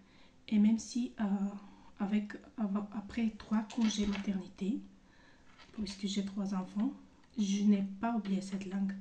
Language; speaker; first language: French; non-native, fluent; Bulgarian